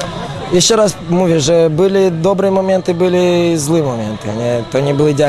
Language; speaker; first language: Polish; non-native, fluent; Romanian